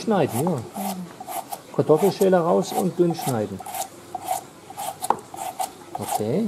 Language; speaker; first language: German; native; German